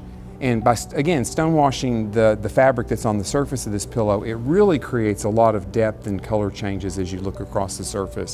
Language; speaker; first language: English; native; English